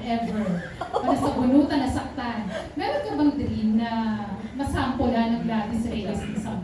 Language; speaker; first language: Filipino; native; Filipino